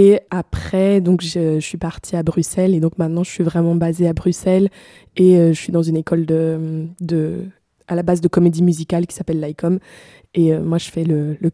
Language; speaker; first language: French; native; French